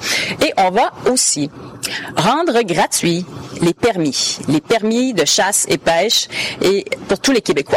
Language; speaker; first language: French; native; French